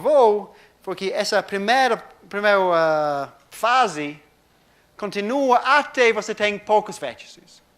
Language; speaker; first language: Portuguese; non-native, fluent; English